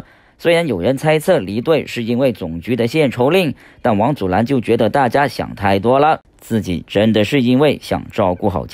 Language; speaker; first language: Chinese; non-native, local second language; Cantonese